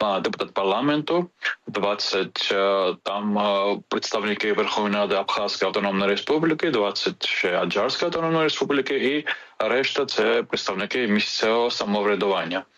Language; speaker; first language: Ukrainian; non-native, fluent; Georgian